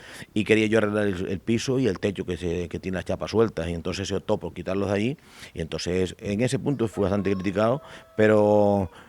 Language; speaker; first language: Spanish; native; Spanish